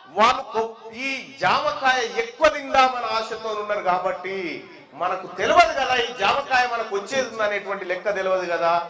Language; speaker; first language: Telugu; native; Telugu